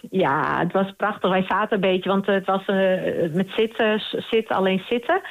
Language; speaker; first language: Dutch; non-native, local second language; Western Frisian